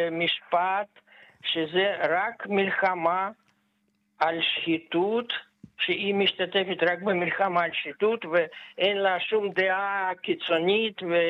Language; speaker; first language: Hebrew; non-native, fluent; Russian